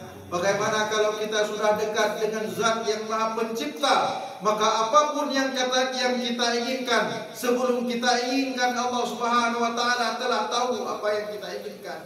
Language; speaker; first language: Indonesian; non-native, local second language; Achinese